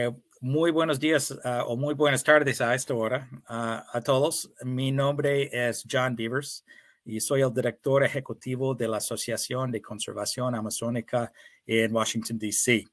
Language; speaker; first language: Spanish; non-native, fluent; English